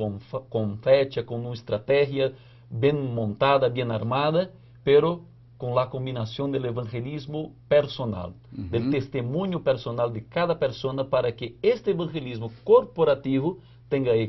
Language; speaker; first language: Spanish; non-native, fluent; Portuguese